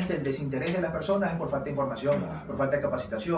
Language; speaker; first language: Spanish; native; Spanish